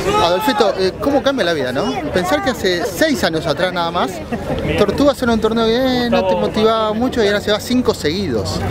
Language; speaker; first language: Spanish; native; Spanish